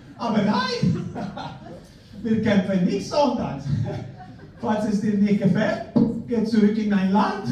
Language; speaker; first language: German; non-native, fluent; Spanish